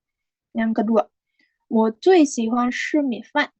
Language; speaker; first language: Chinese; non-native, fluent; Indonesian